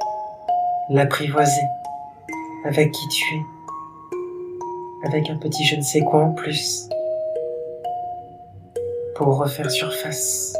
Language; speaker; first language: French; native; French